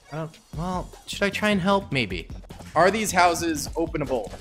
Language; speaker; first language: English; native; English